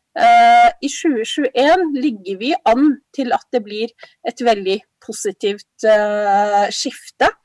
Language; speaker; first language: Norwegian; early bilingual, other home language; Somali